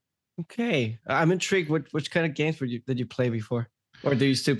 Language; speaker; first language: English; non-native, fluent; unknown